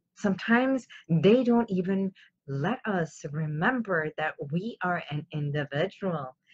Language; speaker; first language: English; non-native, fluent; Armenian